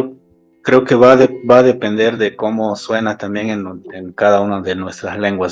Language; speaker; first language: Spanish; non-native, local second language; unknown